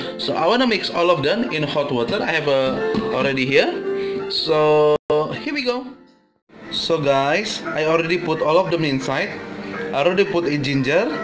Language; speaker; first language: English; non-native, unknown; Indonesian